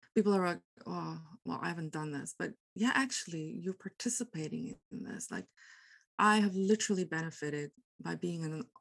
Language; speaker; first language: English; non-native, local second language; Afrikaans